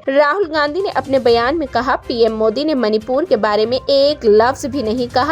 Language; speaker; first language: Urdu; native; Urdu